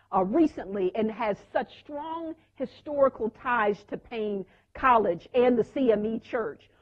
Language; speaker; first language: English; native; English